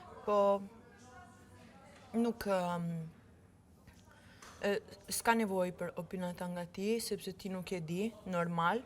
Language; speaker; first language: Albanian; early bilingual, heritage; Italian